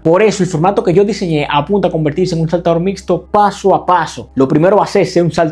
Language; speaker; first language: Spanish; native; Spanish